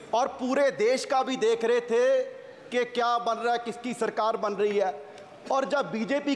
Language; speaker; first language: Hindi; native; Hindi